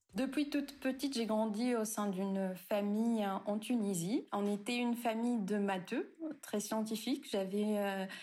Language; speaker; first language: French; non-native, local second language; Arabic